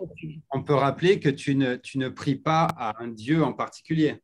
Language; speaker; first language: French; native; French